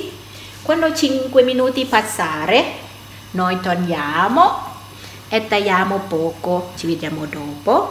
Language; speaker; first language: Italian; non-native, learner; Thai